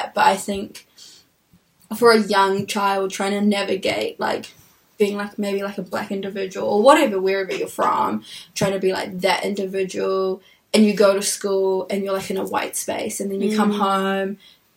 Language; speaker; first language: English; native; English